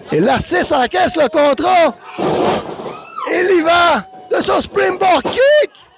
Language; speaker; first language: French; native; French